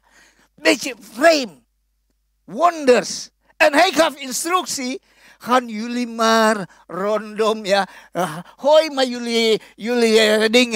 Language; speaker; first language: Dutch; non-native, fluent; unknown